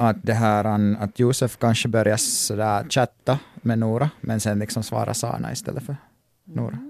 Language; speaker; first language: Swedish; native; Swedish